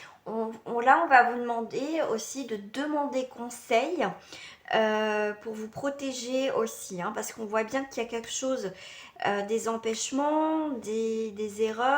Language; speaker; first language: French; native; French